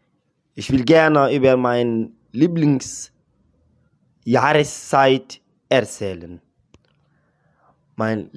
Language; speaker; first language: German; non-native, learner; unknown